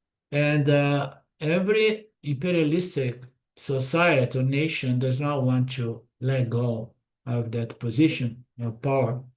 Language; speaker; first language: English; non-native, fluent; Portuguese